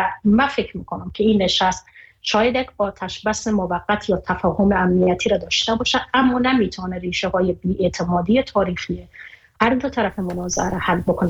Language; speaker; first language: Persian; native; Persian